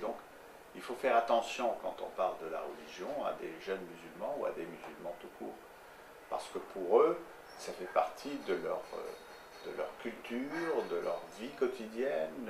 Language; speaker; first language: French; native; French